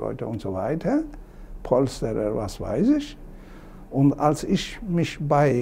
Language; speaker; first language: German; non-native, fluent; Turkish